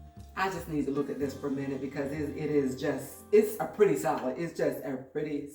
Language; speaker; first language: English; native; English